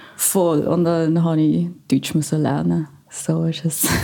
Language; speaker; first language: German; non-native, fluent; Filipino